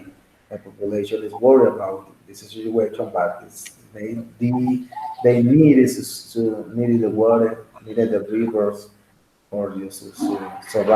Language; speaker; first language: English; non-native, learner; Spanish